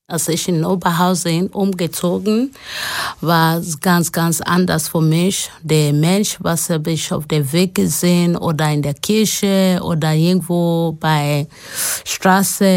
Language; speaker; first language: German; non-native, learner; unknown